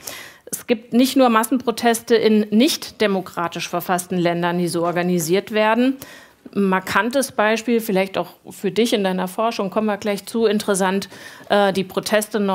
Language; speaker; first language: German; native; German